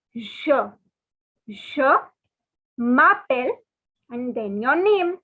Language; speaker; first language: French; non-native, fluent; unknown